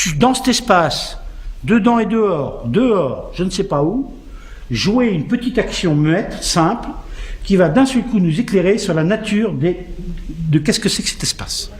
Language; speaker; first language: French; native; French